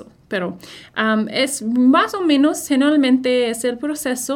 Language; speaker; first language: Spanish; non-native, fluent; English